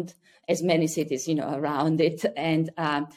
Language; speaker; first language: English; non-native, fluent; Croatian